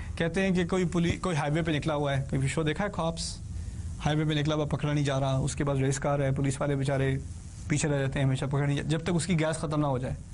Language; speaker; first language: Urdu; early bilingual, heritage; Urdu